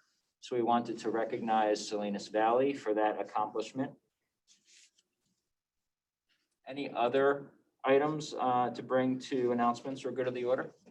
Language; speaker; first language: English; native; English